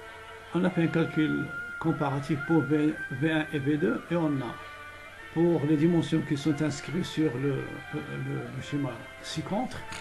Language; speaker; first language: French; non-native, local second language; Arabic